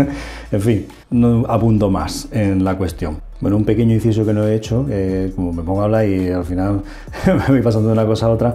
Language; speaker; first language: Spanish; native; Spanish